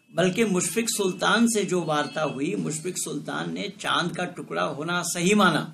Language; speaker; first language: Hindi; non-native, local second language; Bangla